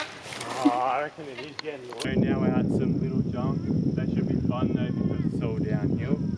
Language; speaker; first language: English; native; English